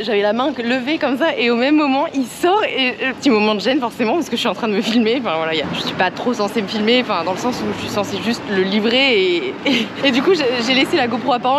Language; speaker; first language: French; native; French